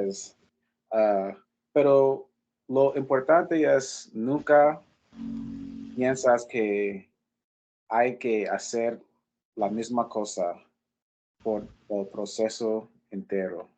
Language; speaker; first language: Spanish; non-native, learner; English